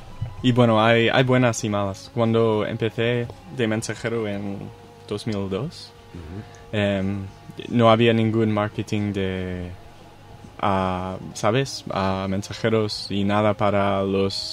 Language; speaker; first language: Spanish; non-native, fluent; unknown